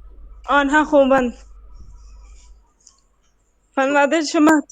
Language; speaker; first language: Persian; non-native, learner; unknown